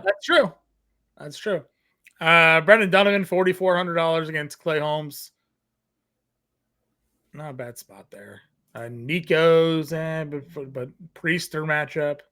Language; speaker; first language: English; native; English